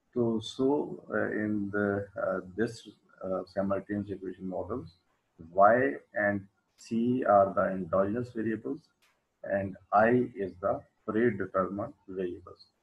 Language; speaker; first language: English; non-native, local second language; Urdu